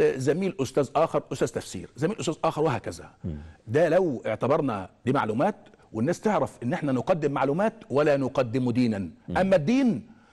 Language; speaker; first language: Arabic; native; Arabic